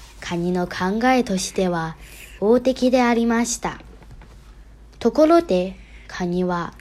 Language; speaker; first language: Japanese; non-native, learner; Chinese